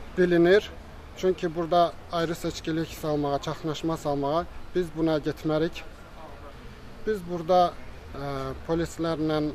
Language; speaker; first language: Azerbaijani; non-native, local second language; Avaric